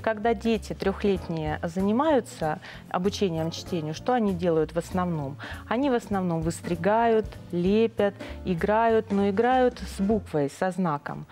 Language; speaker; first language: Russian; native; Russian